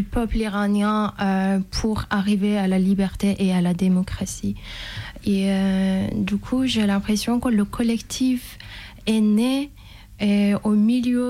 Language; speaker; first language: French; non-native, fluent; Persian